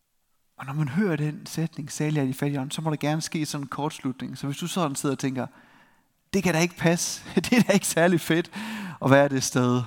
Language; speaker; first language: Danish; native; Danish